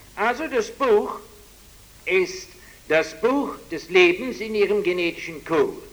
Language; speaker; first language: German; non-native, fluent; English